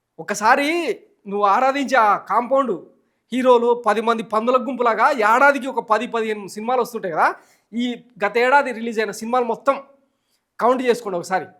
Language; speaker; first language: Telugu; native; Telugu